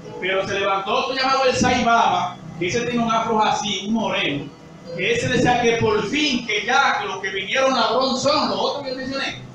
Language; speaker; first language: Spanish; native; Spanish